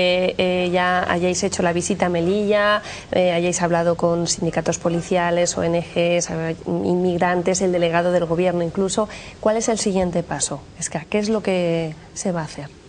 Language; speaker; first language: Spanish; native; Spanish